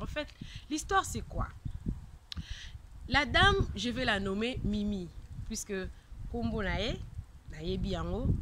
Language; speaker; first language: French; non-native, local second language; Lingala